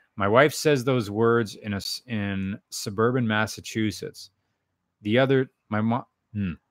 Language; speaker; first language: English; native; English